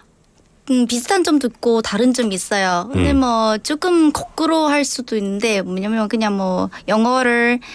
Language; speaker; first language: Korean; non-native, learner; Vietnamese